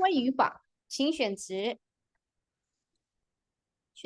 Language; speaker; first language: Chinese; non-native, fluent; Indonesian